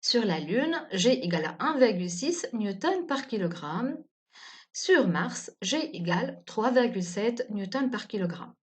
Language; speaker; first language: French; non-native, local second language; Arabic